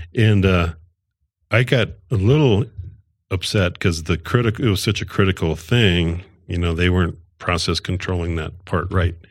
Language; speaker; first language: English; native; English